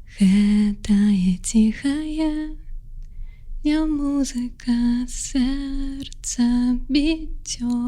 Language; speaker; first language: Belarusian; non-native, local second language; Russian